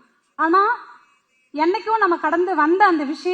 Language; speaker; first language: Tamil; native; Tamil